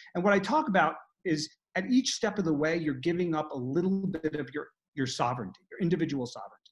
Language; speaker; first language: English; native; English